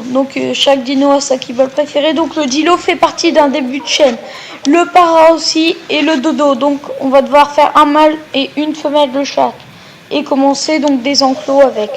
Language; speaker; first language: French; native; French